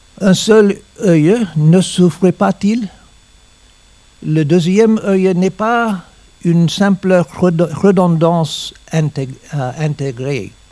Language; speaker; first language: French; non-native, learner; English